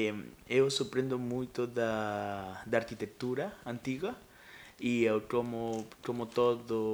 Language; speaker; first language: Portuguese; non-native, fluent; Spanish